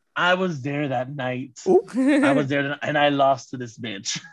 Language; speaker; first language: English; native; English